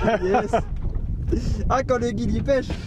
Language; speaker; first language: French; native; French